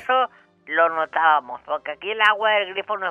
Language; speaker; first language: Spanish; native; Spanish